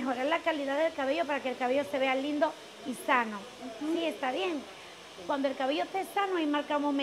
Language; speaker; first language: Spanish; native; Spanish